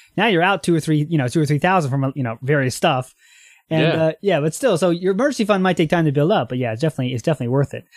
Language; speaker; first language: English; native; English